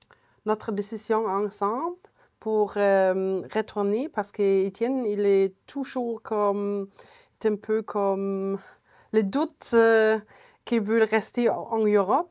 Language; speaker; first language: French; non-native, fluent; German